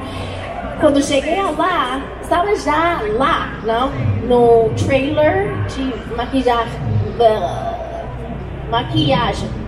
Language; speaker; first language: Portuguese; non-native, learner; English